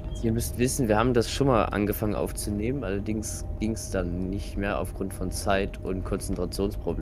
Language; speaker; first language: German; native; German